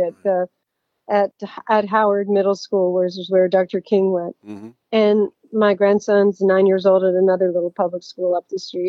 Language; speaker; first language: English; native; English